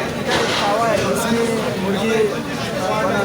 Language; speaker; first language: Hindi; non-native, learner; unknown